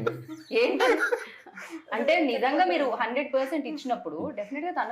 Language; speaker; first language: Telugu; native; Telugu